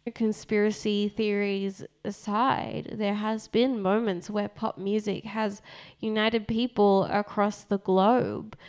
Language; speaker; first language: English; early bilingual, other home language; Japanese